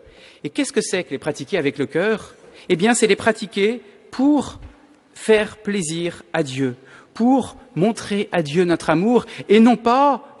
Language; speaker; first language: French; native; French